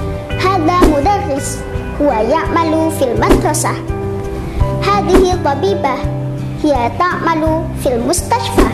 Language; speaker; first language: Arabic; non-native, learner; Indonesian